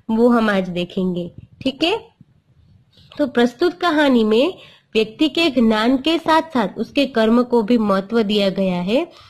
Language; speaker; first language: Hindi; non-native, local second language; Gujarati